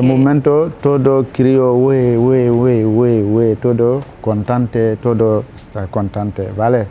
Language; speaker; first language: Spanish; non-native, learner; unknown